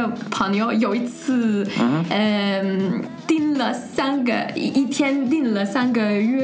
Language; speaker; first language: Chinese; non-native, fluent; Russian